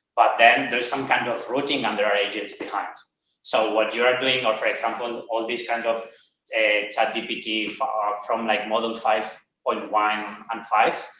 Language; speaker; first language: English; non-native, fluent; Catalan